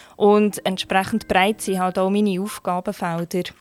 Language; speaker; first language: German; non-native, fluent; Turkish